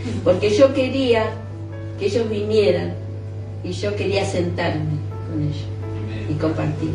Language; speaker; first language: Spanish; native; Spanish